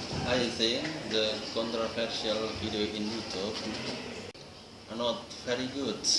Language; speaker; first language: English; non-native, learner; Indonesian